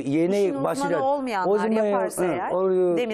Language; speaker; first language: Turkish; non-native, learner; Japanese